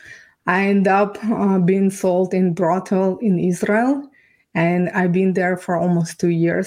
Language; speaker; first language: English; non-native, fluent; Ukrainian